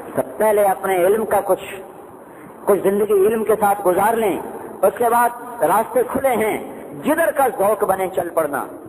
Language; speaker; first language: Urdu; non-native, local second language; Punjabi